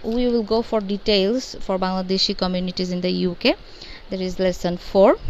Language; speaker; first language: English; non-native, local second language; Bangla